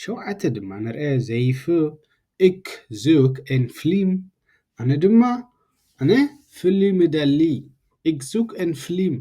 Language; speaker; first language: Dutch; non-native, learner; Tigrinya